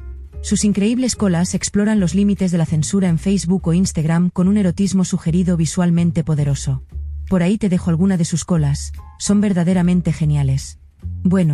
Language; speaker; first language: Spanish; native; Spanish